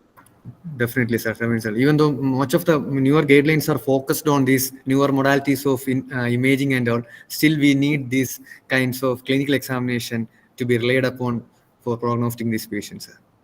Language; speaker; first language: English; non-native, local second language; Malayalam